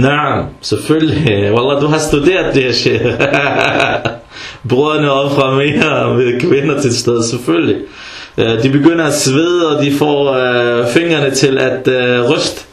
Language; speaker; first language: Danish; early bilingual, other home language; Arabic